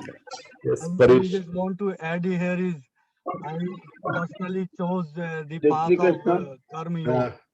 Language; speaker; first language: English; non-native, local second language; Hindi